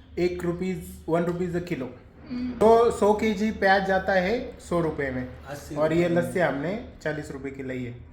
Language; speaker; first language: Hindi; non-native, local second language; Marathi